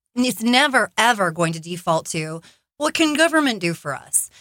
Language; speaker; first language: English; native; English